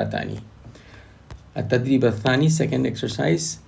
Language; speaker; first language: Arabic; non-native, fluent; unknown